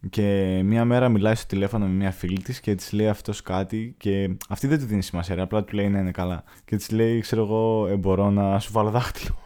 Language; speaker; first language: Greek; native; Greek